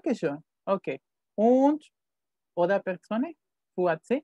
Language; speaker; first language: German; non-native, fluent; Spanish